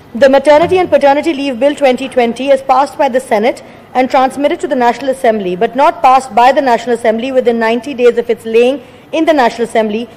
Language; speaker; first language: English; non-native, local second language; Urdu